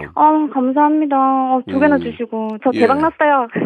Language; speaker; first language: Korean; native; Korean